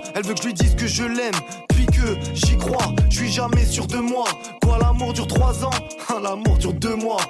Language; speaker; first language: French; native; French